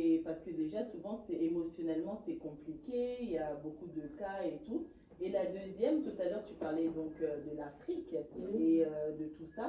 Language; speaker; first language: French; native; French